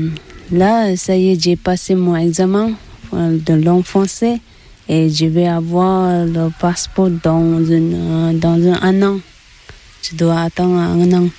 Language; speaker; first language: French; non-native, learner; Tibetan